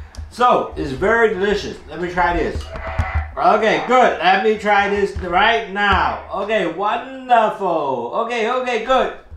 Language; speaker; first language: English; non-native, local second language; Cantonese